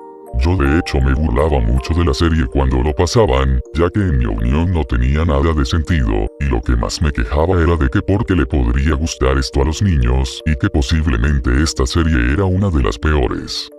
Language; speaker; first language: Spanish; native; Spanish